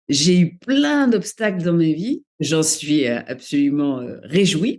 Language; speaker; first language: French; native; French